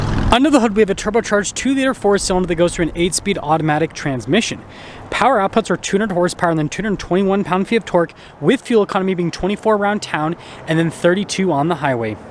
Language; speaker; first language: English; native; English